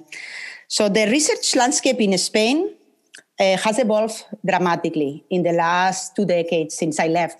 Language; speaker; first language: English; non-native, fluent; Spanish